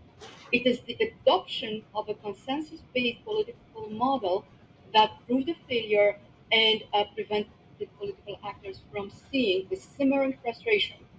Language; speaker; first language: English; non-native, local second language; Arabic